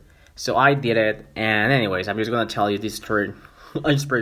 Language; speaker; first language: English; non-native, fluent; Spanish